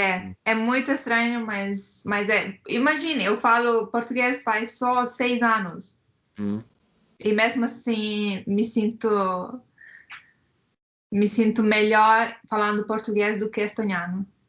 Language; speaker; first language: Portuguese; non-native, fluent; Estonian